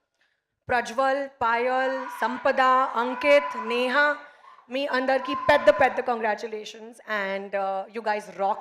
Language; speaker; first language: Telugu; non-native, local second language; Hindi